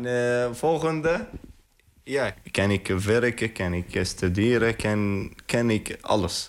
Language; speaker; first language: Dutch; non-native, learner; Arabic